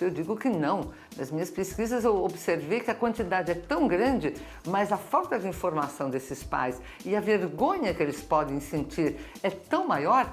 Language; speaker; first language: Portuguese; native; Portuguese